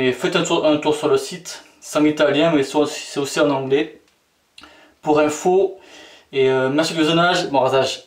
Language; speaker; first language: French; native; French